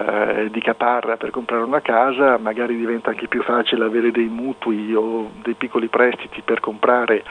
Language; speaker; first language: Italian; native; Italian